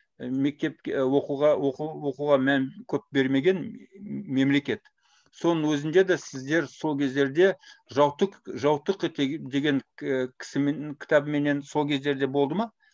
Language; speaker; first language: Kazakh; non-native, fluent; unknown